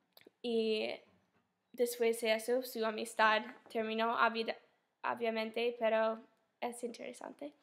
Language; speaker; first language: Spanish; non-native, fluent; English